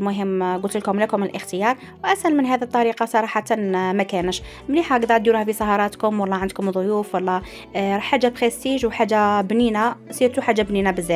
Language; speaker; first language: Arabic; native; Arabic